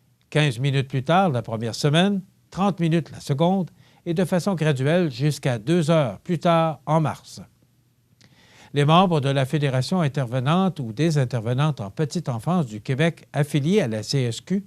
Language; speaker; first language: French; native; French